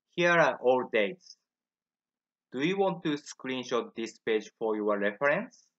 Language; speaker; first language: English; non-native, fluent; Japanese